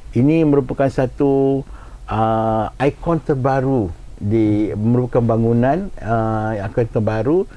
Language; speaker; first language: Malay; native; Malay